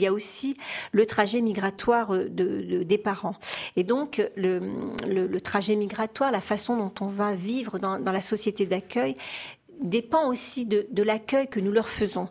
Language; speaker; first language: French; native; French